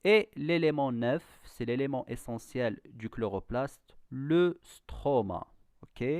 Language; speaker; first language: French; non-native, local second language; Arabic